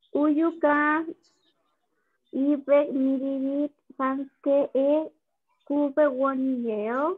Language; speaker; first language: Korean; non-native, learner; Spanish